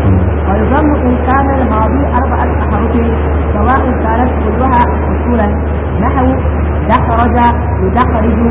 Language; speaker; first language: Arabic; non-native, fluent; Hausa